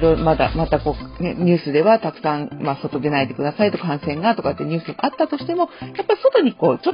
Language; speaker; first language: Japanese; native; Japanese